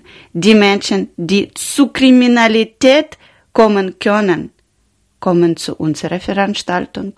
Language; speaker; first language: German; non-native, learner; Ukrainian